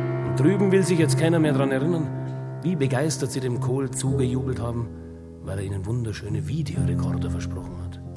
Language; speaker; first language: German; native; German